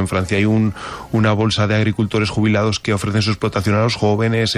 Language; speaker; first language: Spanish; native; Spanish